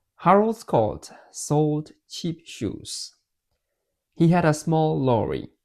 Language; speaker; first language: English; non-native, fluent; Burmese